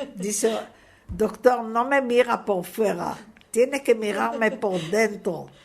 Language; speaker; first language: Spanish; non-native, fluent; Hebrew